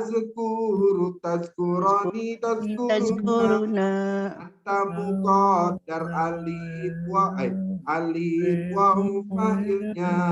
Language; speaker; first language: Arabic; non-native, fluent; Indonesian